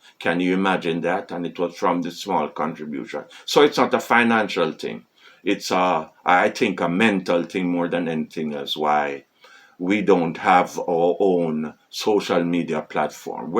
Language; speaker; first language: English; non-native, fluent; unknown